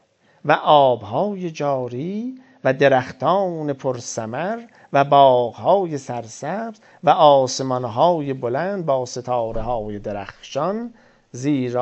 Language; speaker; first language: Persian; native; Persian